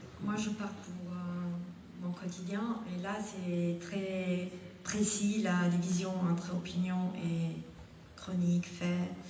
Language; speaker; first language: French; non-native, fluent; Italian